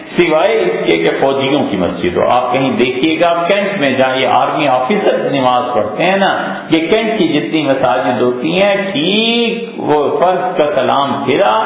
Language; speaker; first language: Urdu; native; Urdu